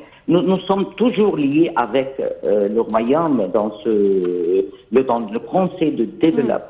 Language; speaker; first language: French; non-native, fluent; Arabic